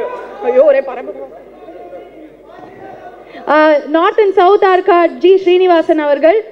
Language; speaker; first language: Tamil; native; Tamil